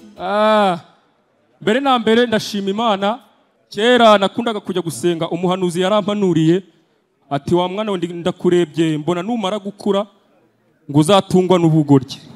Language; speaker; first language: Kinyarwanda; native; Kinyarwanda